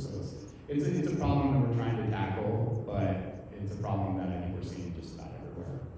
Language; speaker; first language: English; native; English